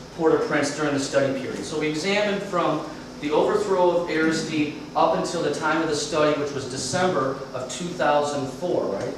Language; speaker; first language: English; native; English